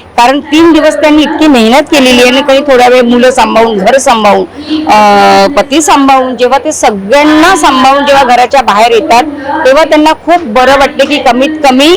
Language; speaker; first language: Marathi; native; Marathi